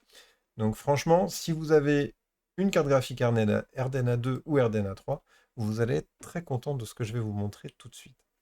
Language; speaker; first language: French; native; French